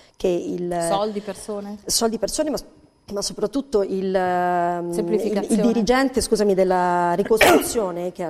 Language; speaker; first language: Italian; native; Italian